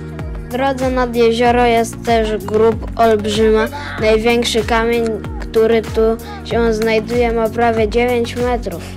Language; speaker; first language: Polish; native; Polish